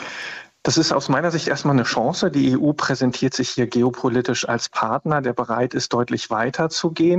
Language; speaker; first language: German; native; German